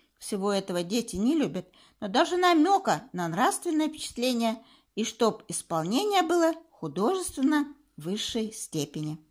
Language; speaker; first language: Russian; native; Russian